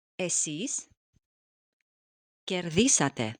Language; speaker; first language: Greek; non-native, fluent; Russian